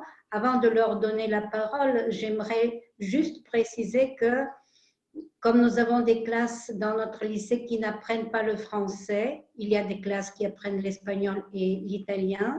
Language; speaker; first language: French; non-native, fluent; Bulgarian